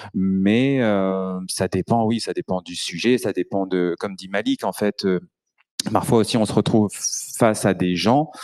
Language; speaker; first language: French; native; French